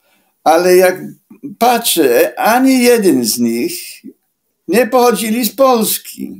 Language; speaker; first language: Polish; non-native, fluent; English